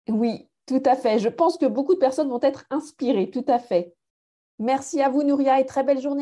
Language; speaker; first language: French; native; French